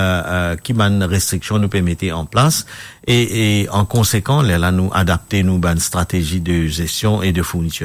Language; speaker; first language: French; non-native, local second language; Morisyen